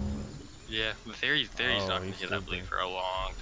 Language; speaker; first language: English; native; English